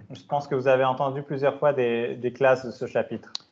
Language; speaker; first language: French; native; French